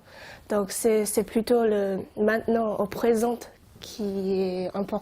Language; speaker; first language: French; non-native, learner; Chinese